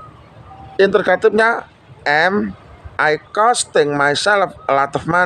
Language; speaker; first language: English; non-native, learner; Indonesian